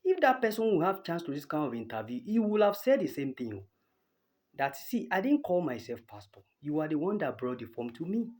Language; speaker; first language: English; non-native, local second language; Yoruba